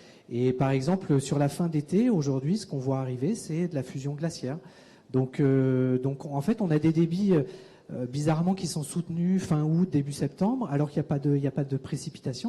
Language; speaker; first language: French; native; French